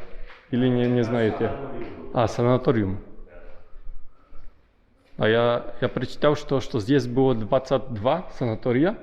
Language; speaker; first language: Russian; non-native, learner; Polish